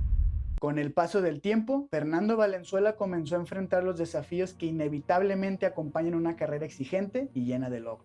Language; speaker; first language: Spanish; native; Spanish